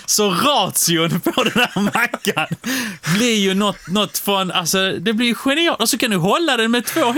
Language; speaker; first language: Swedish; early bilingual, other home language; Polish